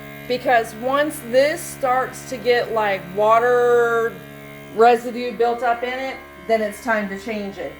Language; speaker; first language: English; native; English